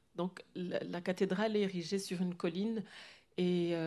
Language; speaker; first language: French; non-native, local second language; Kinyarwanda